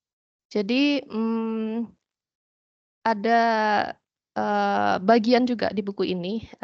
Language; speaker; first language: Indonesian; native; Indonesian